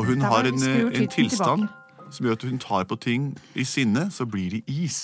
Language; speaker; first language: Norwegian; native; Norwegian